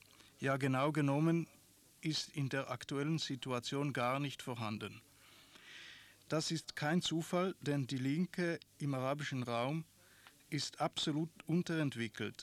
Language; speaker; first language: German; non-native, fluent; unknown